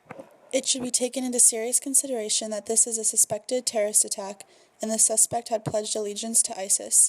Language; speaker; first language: English; native; English